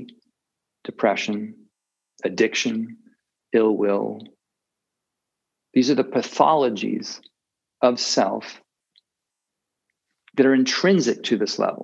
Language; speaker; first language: English; native; English